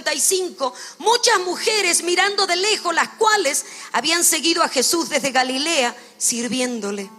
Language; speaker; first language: Spanish; native; Spanish